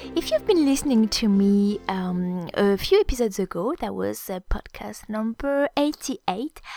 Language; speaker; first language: English; non-native, fluent; French